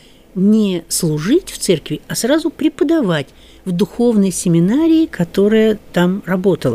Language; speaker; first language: Russian; native; Russian